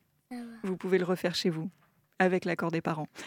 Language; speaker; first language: French; native; French